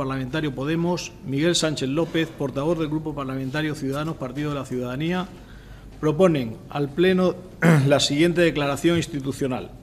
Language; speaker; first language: Spanish; native; Spanish